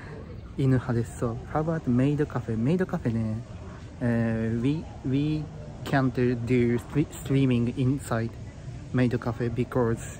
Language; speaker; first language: English; non-native, learner; Japanese